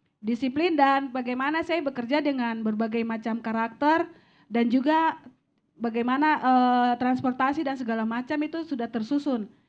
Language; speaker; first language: Indonesian; native; Indonesian